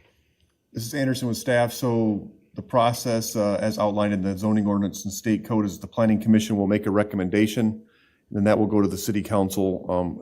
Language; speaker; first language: English; native; English